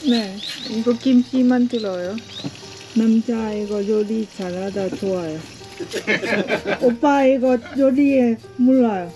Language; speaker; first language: Korean; non-native, learner; Lao